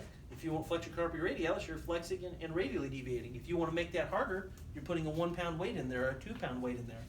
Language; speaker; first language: English; native; English